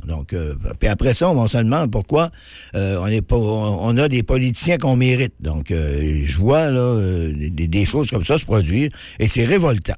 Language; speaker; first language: French; native; French